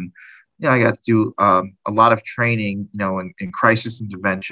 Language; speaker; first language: English; native; English